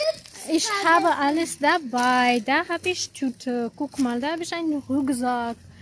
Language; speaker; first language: German; non-native, learner; Tajik